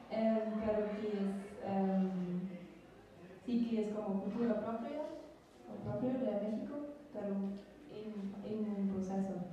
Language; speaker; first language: Spanish; non-native, learner; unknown